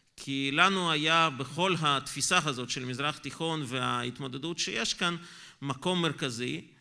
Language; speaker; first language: Hebrew; non-native, fluent; Russian